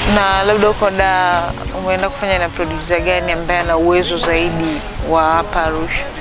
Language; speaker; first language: Swahili; native; Swahili